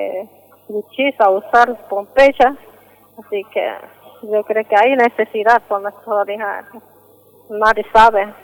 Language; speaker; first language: Spanish; non-native, local second language; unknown